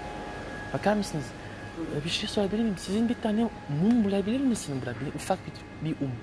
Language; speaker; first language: Turkish; non-native, learner; French